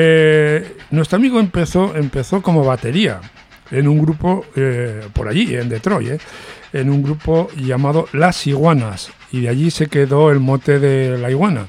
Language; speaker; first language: Spanish; native; Spanish